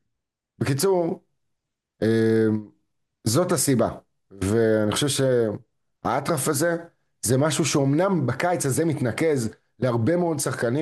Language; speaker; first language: Hebrew; native; Hebrew